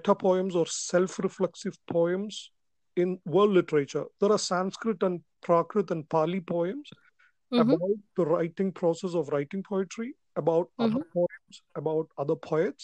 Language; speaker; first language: English; non-native, local second language; Malayalam